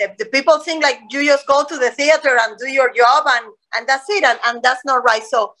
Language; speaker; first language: English; non-native, fluent; Spanish